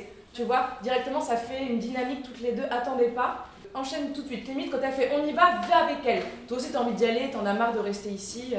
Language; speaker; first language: French; native; French